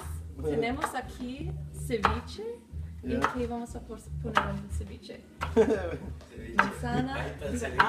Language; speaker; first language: Spanish; non-native, learner; English